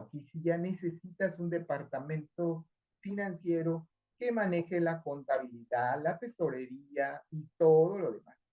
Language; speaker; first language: Spanish; native; Spanish